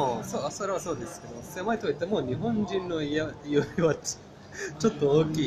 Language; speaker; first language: Japanese; non-native, fluent; Persian